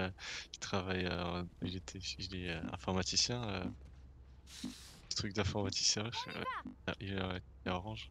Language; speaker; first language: French; native; French